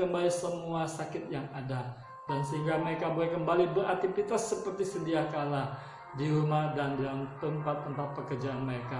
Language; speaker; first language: Indonesian; native; Indonesian